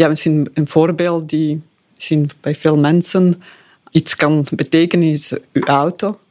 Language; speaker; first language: Dutch; non-native, fluent; Italian